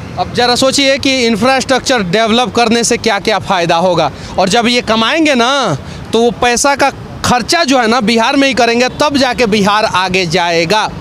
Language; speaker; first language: Hindi; native; Hindi